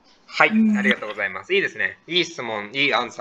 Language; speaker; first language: Japanese; native; Japanese